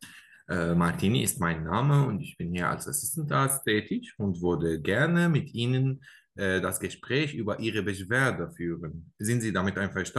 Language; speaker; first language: German; non-native, learner; Arabic